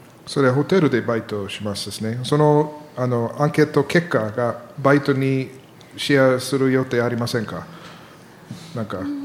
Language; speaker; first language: Japanese; non-native, learner; English